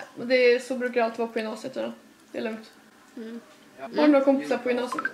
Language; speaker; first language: Swedish; native; Swedish